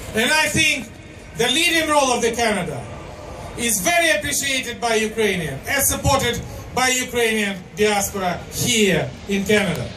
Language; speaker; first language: English; non-native, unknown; Ukrainian